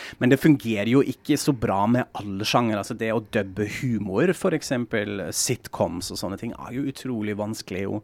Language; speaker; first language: Norwegian; non-native, fluent; German